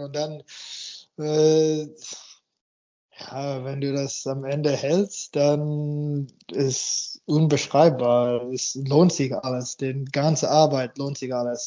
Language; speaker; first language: German; non-native, fluent; English